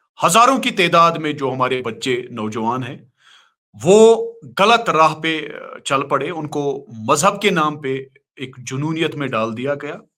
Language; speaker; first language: Urdu; non-native, local second language; Kashmiri